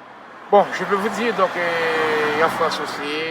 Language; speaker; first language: French; non-native, local second language; Haitian Creole